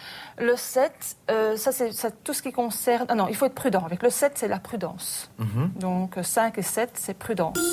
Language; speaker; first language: French; native; French